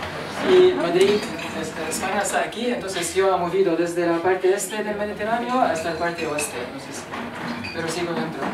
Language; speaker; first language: Spanish; non-native, learner; Arabic